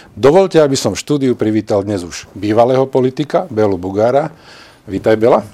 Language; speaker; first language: Slovak; native; Slovak